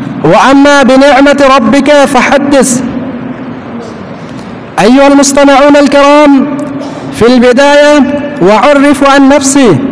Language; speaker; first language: Arabic; non-native, fluent; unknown